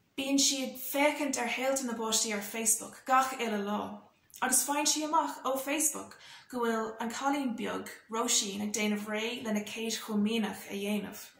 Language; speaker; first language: Irish; non-native, local second language; English